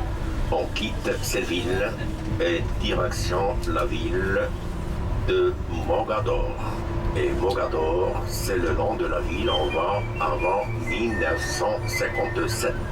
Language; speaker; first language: French; non-native, local second language; Arabic